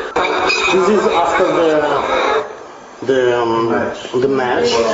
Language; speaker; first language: English; non-native, learner; Italian